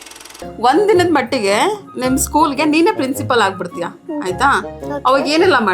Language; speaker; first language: Kannada; native; Kannada